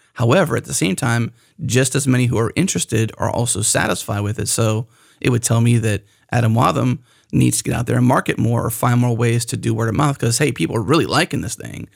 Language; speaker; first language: English; native; English